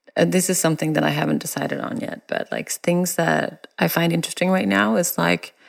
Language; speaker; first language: English; non-native, fluent; Danish